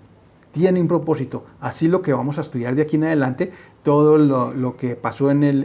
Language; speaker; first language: Spanish; native; Spanish